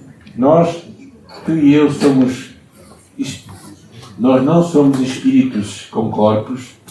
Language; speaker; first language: Portuguese; native; Portuguese